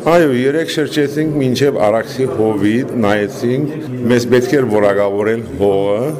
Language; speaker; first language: Armenian; early bilingual, heritage; Armenian